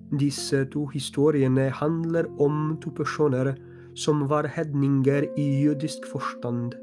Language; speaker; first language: Norwegian; non-native, fluent; Polish